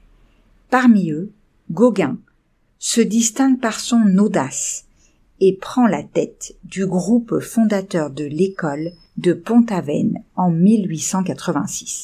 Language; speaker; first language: French; native; French